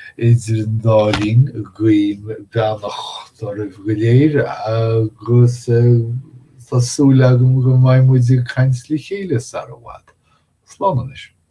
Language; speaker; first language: Irish; non-native, fluent; English